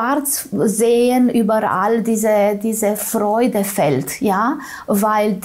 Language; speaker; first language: German; non-native, fluent; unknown